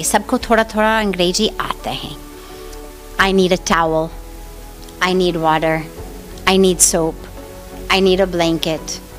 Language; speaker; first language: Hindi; non-native, fluent; English